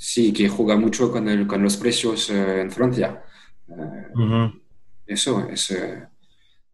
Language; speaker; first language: Spanish; non-native, fluent; French